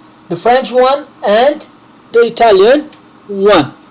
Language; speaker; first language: English; non-native, learner; Turkish